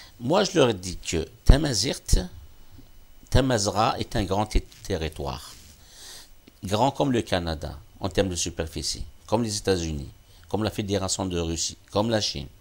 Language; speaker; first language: French; non-native, local second language; Kabyle